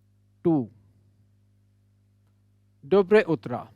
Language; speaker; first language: Russian; non-native, learner; Urdu